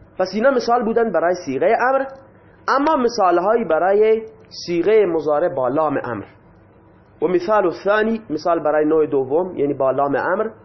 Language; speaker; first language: Persian; non-native, local second language; Baluchi